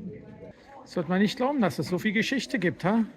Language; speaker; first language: German; native; German